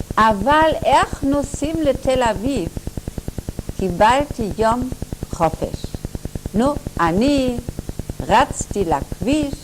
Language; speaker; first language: Hebrew; non-native, fluent; German